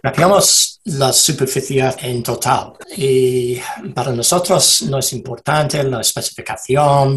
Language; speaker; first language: Spanish; non-native, learner; English